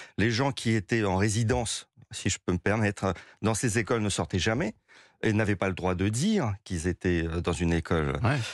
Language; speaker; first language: French; early bilingual, other home language; Russian